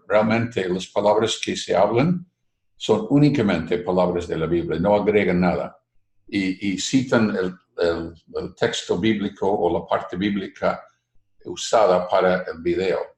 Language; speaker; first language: Spanish; non-native, fluent; English